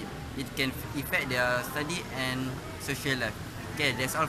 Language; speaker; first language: English; non-native, local second language; Malay